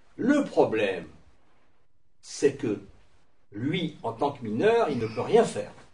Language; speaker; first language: French; native; French